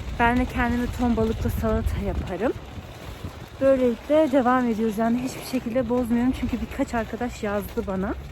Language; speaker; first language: Turkish; early bilingual, heritage; Turkish